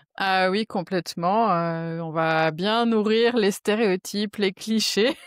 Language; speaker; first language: French; native; French